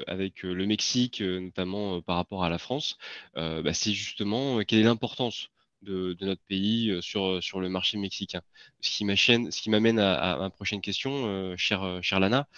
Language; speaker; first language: French; native; French